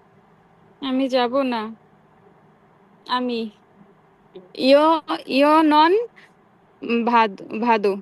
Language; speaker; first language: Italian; non-native, learner; Bangla